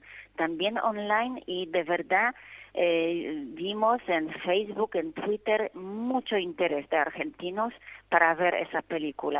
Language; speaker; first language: Spanish; non-native, fluent; Polish